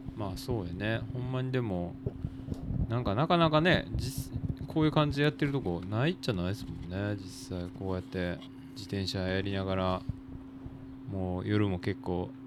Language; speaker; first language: Japanese; native; Japanese